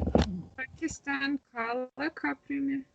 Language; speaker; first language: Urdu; non-native, learner; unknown